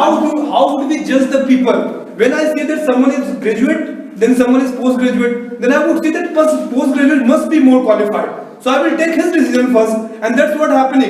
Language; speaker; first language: English; non-native, fluent; Hindi